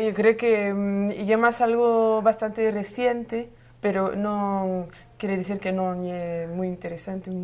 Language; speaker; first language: Spanish; non-native, learner; French